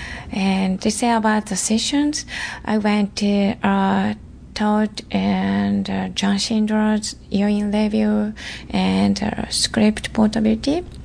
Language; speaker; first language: English; non-native, learner; Japanese